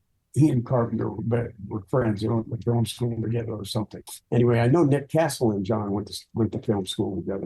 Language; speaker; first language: English; native; English